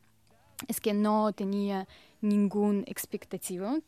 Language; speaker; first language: Catalan; non-native, learner; Russian